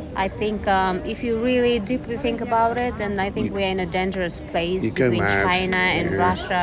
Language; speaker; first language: English; non-native, fluent; Russian